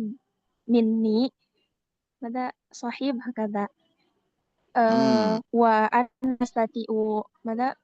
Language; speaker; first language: Arabic; non-native, learner; Indonesian